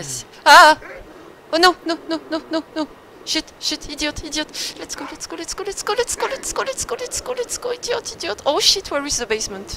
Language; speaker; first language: English; non-native, learner; French